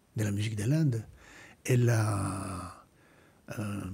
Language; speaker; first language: French; non-native, fluent; Greek